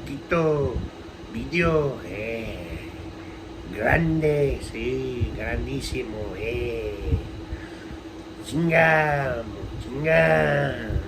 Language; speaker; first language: Spanish; non-native, learner; English